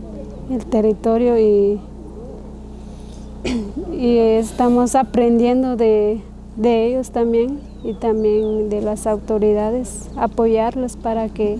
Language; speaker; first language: Spanish; non-native, local second language; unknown